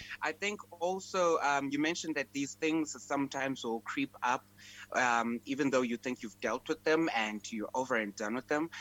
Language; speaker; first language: English; non-native, local second language; Xhosa